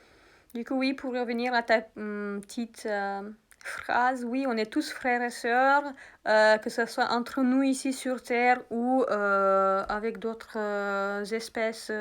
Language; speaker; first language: French; native; French